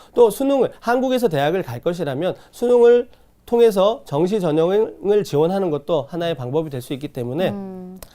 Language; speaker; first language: Korean; native; Korean